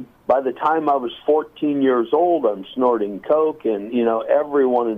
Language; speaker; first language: English; native; English